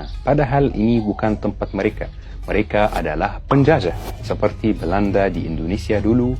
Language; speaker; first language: Indonesian; non-native, fluent; Arabic